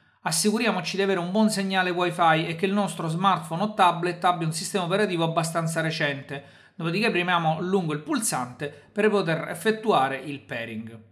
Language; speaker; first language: Italian; native; Italian